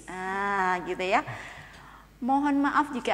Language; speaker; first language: Indonesian; native; Indonesian